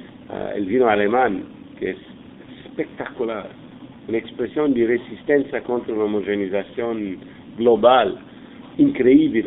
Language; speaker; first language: Spanish; non-native, fluent; English